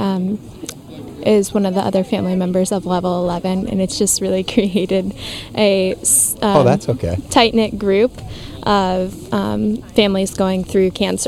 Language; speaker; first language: English; native; English